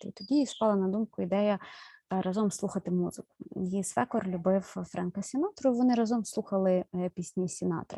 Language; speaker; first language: Ukrainian; native; Ukrainian